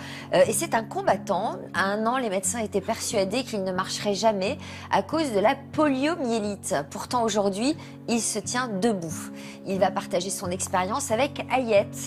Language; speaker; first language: French; native; French